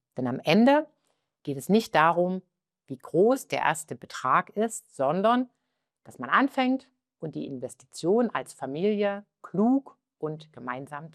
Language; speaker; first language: German; native; German